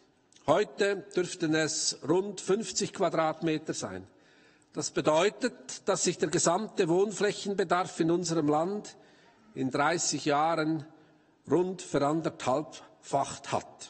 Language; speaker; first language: German; native; German